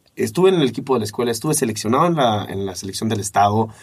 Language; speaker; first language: Spanish; native; Spanish